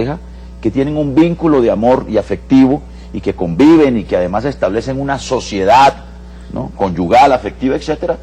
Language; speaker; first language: Spanish; native; Spanish